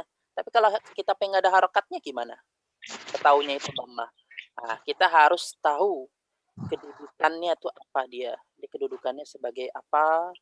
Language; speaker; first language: Indonesian; native; Indonesian